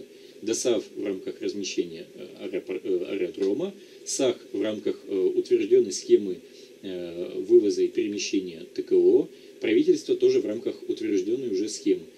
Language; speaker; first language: Russian; native; Russian